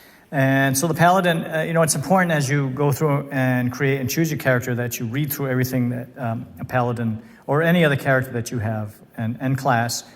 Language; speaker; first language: English; native; English